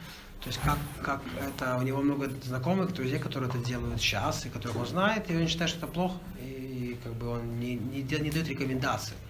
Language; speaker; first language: Russian; native; Russian